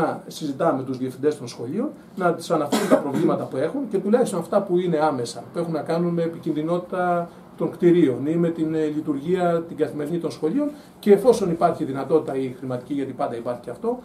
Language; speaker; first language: Greek; native; Greek